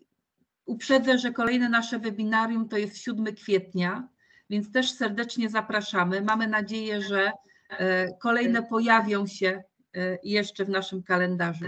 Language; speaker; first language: Polish; native; Polish